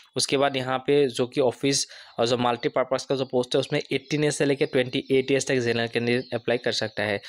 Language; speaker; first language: Hindi; non-native, local second language; Assamese